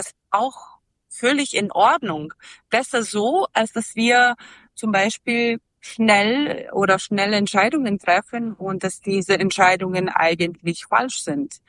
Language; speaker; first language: German; non-native, learner; Serbian